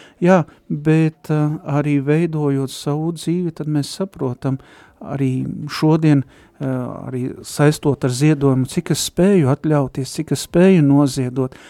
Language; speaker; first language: Latvian; native; Latvian